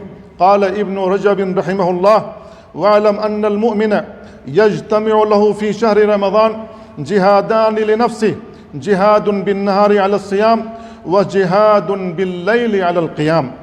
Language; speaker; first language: Arabic; non-native, fluent; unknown